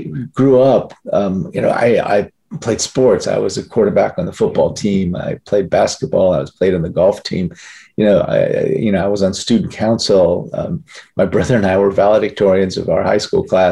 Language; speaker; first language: English; early bilingual, other home language; Korean